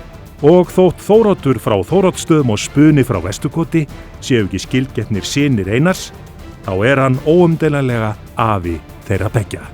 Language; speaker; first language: Icelandic; native; Icelandic